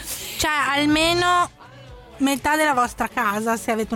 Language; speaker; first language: Italian; native; Italian